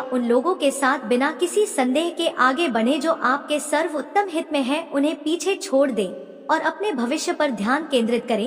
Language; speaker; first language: Hindi; native; Hindi